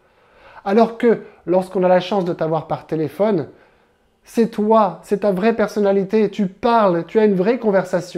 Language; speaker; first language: French; native; French